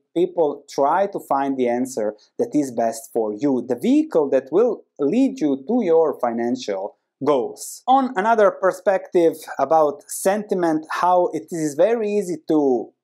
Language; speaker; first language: English; non-native, fluent; Croatian